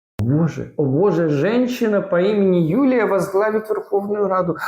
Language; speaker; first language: Ukrainian; native; Ukrainian